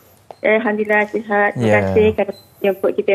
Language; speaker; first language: Malay; native; Malay